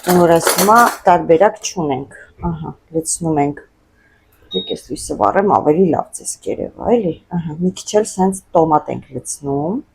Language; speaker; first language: Armenian; native; Armenian